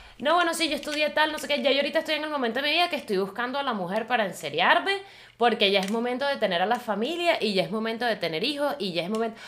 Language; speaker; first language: Spanish; native; Spanish